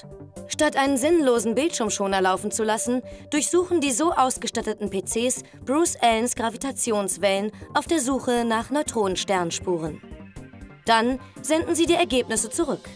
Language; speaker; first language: German; native; German